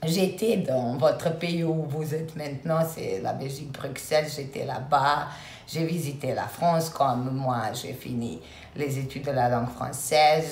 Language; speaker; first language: French; non-native, fluent; Serbian